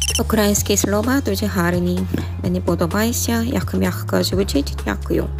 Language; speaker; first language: Ukrainian; non-native, learner; Korean